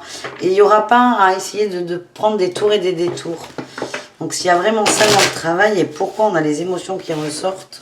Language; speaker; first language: French; native; French